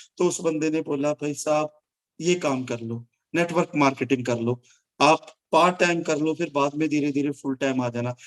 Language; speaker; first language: Hindi; non-native, local second language; Punjabi